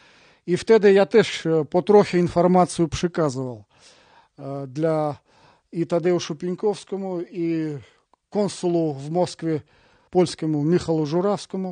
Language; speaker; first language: Polish; non-native, learner; Russian